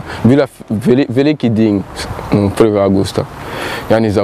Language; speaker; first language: Russian; non-native, learner; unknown